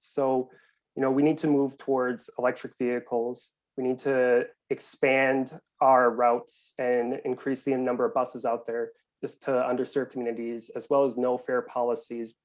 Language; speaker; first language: English; native; English